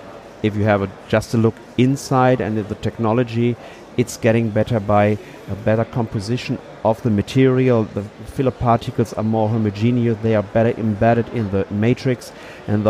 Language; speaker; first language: English; non-native, fluent; German